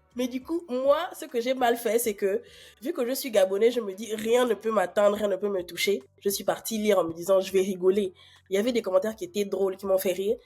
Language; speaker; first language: French; native; French